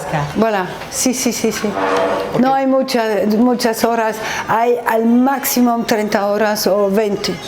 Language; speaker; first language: Spanish; non-native, learner; French